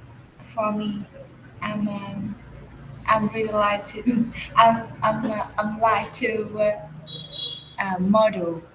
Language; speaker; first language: English; non-native, learner; Vietnamese